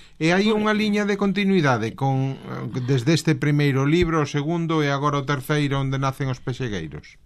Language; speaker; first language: Galician; native; Galician